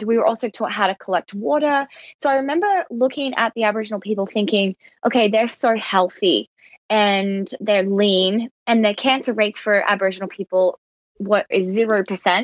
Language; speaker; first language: English; native; English